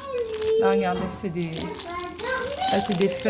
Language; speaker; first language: French; native; French